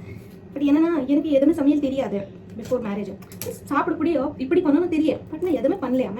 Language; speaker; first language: Tamil; non-native, learner; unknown